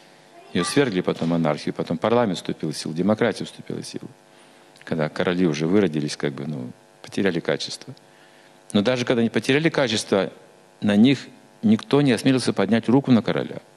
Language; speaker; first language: Russian; native; Russian